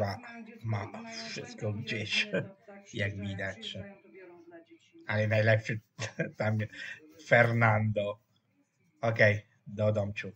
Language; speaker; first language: Polish; non-native, fluent; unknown